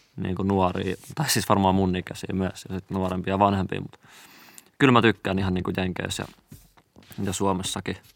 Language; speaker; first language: Finnish; native; Finnish